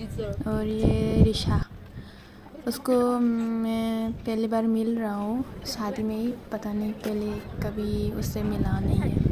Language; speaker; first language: Hindi; non-native, local second language; Kok Borok